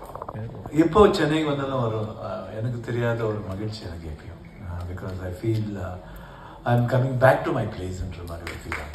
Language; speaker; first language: Tamil; non-native, local second language; Kannada